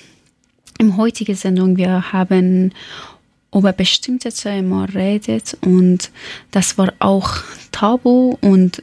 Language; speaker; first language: German; non-native, learner; Persian